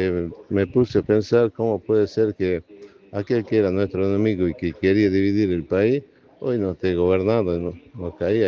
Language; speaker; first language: Spanish; native; Spanish